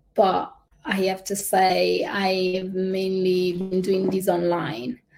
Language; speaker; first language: English; non-native, fluent; Italian